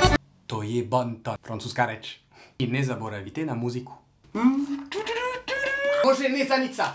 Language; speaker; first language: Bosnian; non-native, learner; French